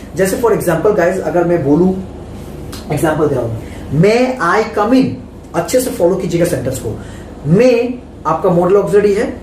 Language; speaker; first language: Hindi; non-native, local second language; Bangla